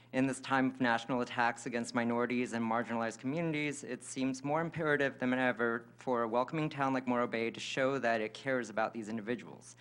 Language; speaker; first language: English; native; English